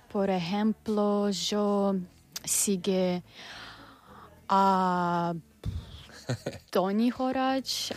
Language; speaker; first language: Catalan; non-native, learner; Russian